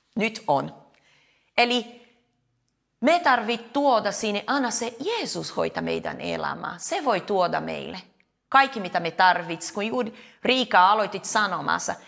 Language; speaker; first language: Finnish; non-native, learner; Portuguese